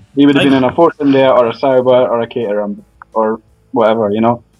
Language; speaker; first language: English; native; English